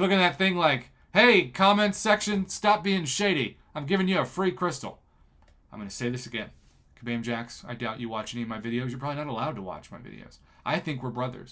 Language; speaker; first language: English; native; English